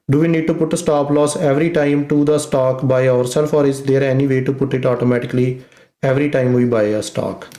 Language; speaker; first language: English; non-native, local second language; Punjabi